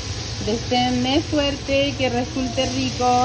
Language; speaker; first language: Spanish; native; Spanish